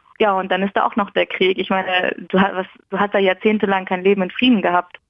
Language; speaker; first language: German; early bilingual, other home language; Persian